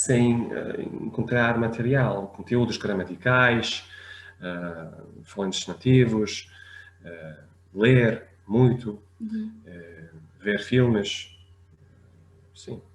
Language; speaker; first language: Portuguese; non-native, fluent; French